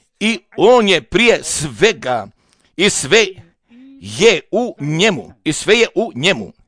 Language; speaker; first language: Croatian; non-native, fluent; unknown